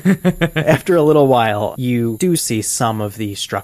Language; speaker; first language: English; native; English